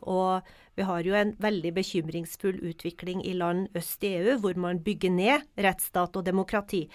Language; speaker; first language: Norwegian; native; Norwegian